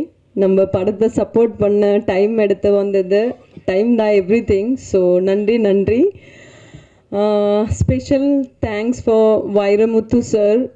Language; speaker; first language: Tamil; non-native, fluent; Punjabi